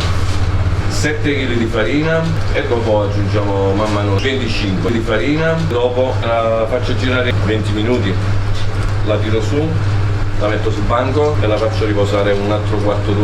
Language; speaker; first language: Italian; native; Italian